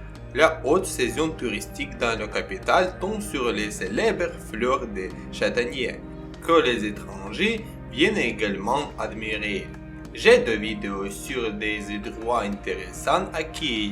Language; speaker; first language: French; non-native, learner; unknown